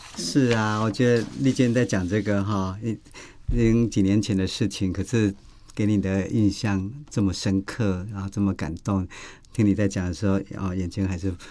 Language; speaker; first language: Chinese; native; Chinese